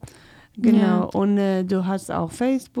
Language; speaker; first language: German; non-native, fluent; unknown